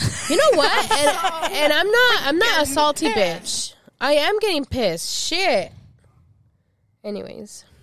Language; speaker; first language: English; early bilingual, other home language; Spanish